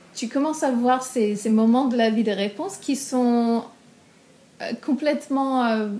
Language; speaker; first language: French; non-native, fluent; English